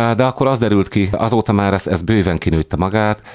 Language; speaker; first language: Hungarian; native; Hungarian